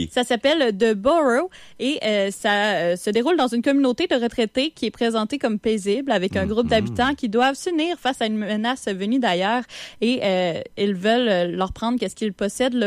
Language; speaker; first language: French; native; French